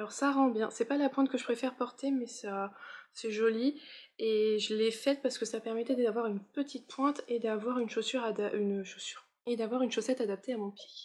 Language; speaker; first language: French; native; French